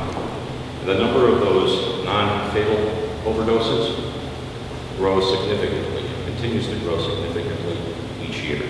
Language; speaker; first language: English; native; English